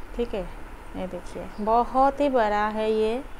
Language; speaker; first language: Hindi; non-native, local second language; Bangla